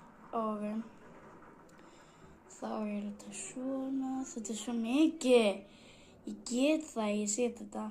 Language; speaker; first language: Icelandic; non-native, learner; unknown